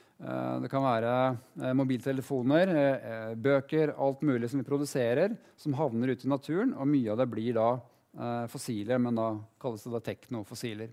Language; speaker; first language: Norwegian; native; Norwegian